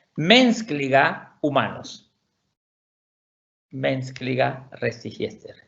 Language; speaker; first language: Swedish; non-native, fluent; Spanish